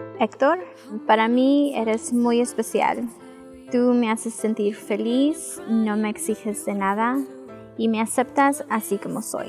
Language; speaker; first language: Spanish; early bilingual, other home language; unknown